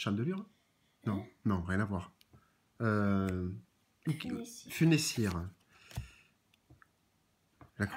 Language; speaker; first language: French; native; French